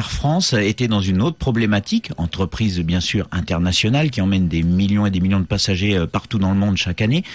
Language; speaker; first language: French; native; French